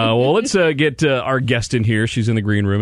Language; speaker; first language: English; native; English